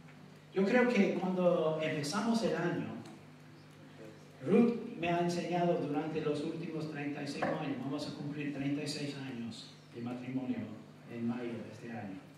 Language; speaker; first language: Spanish; non-native, fluent; English